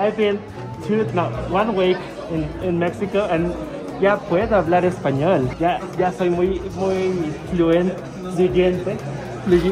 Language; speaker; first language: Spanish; non-native, learner; English